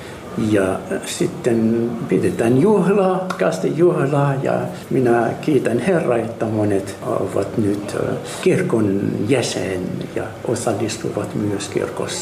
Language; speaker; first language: Finnish; non-native, fluent; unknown